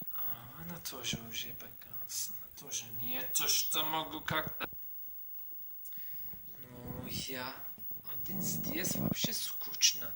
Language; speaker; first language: Russian; non-native, learner; Turkish